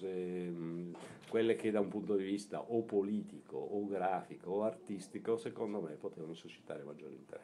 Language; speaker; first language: Italian; native; Italian